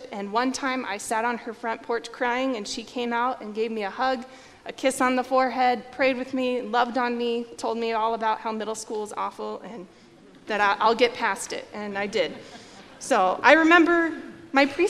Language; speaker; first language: English; native; English